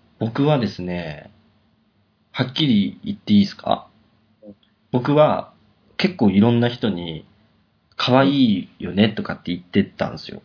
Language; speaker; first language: Japanese; native; Japanese